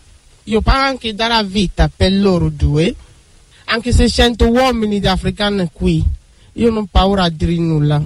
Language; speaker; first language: Italian; non-native, learner; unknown